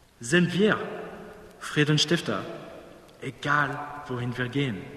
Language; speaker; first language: German; non-native, fluent; English